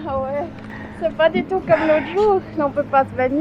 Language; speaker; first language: French; native; French